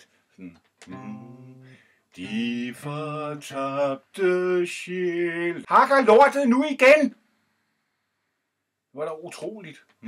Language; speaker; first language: Danish; native; Danish